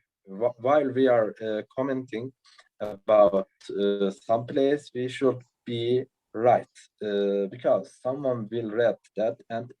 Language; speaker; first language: English; non-native, learner; Turkish